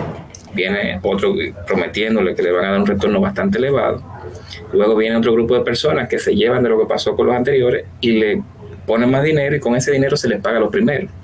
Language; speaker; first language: Spanish; native; Spanish